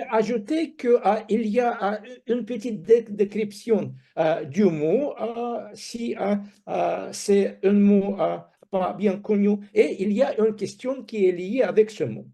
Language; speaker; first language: French; non-native, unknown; Russian